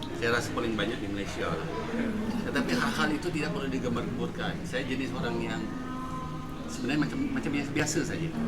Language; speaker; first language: Malay; native; Malay